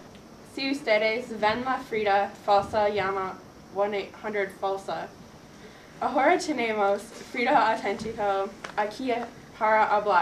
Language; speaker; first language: Spanish; non-native, learner; English